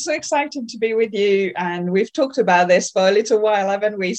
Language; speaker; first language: English; non-native, fluent; French